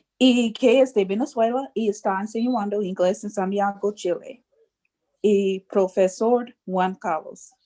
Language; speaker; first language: Spanish; non-native, learner; English